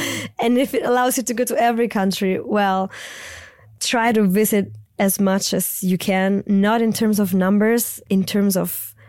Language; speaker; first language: English; non-native, fluent; Italian